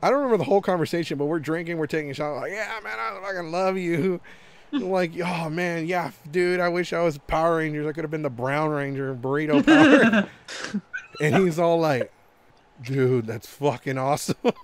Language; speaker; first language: English; early bilingual, other home language; Spanish